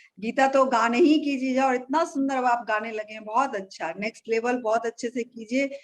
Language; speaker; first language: Hindi; native; Hindi